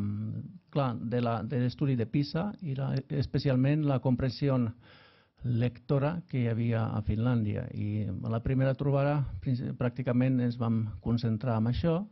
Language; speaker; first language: Catalan; non-native, fluent; Finnish